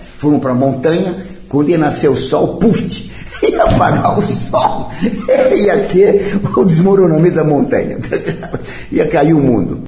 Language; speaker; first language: Portuguese; early bilingual, other home language; Italian